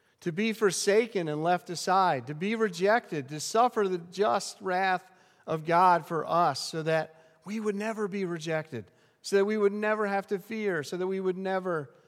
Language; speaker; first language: English; native; English